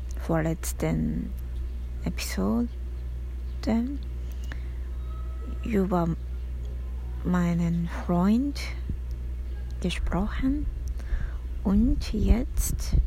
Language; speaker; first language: German; non-native, learner; Japanese